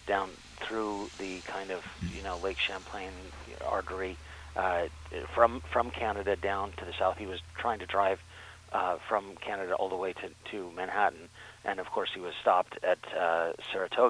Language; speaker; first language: English; native; English